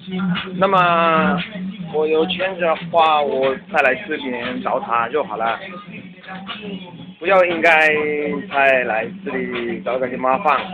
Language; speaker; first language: Chinese; non-native, learner; Japanese